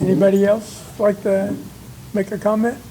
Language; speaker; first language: English; native; English